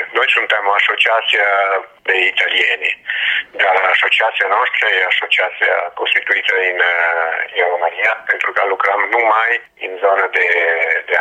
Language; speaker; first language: Romanian; non-native, learner; Italian